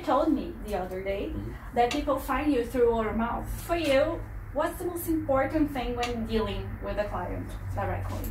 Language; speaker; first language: English; non-native, fluent; Portuguese